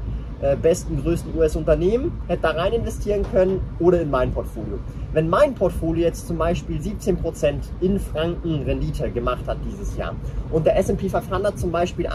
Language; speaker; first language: German; native; German